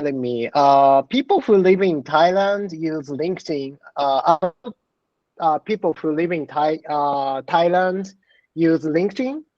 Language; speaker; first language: English; non-native, learner; Japanese